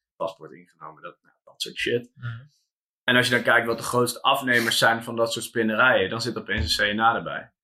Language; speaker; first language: Dutch; native; Dutch